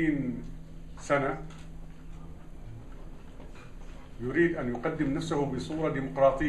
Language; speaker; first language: Arabic; native; Arabic